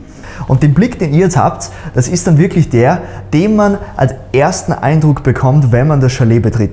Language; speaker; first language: German; native; German